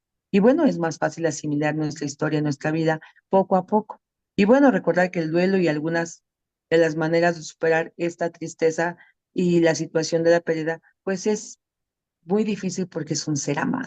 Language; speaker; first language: Spanish; native; Spanish